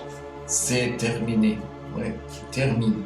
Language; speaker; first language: French; non-native, learner; German